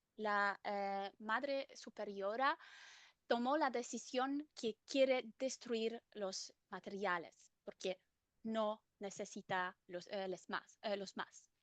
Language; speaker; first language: Spanish; non-native, fluent; German